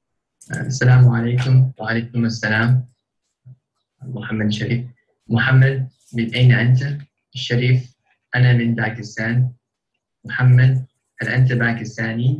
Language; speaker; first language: Arabic; non-native, learner; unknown